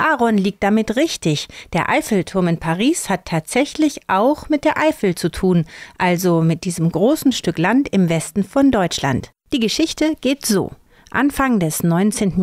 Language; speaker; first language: German; native; German